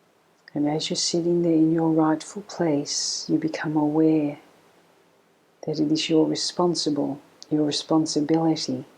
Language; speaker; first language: English; native; English